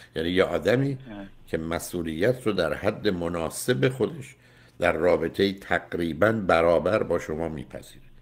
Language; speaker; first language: Persian; native; Persian